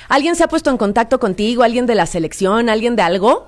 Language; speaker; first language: Spanish; native; Spanish